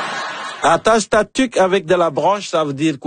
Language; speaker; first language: French; native; French